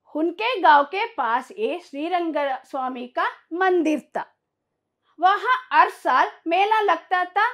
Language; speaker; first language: Hindi; non-native, local second language; Kannada